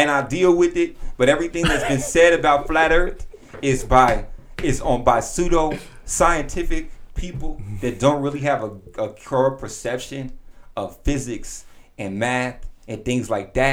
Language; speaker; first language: English; native; English